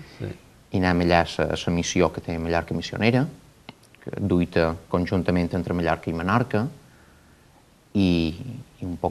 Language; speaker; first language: Catalan; native; Catalan